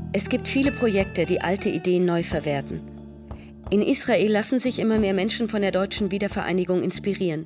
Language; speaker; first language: German; native; German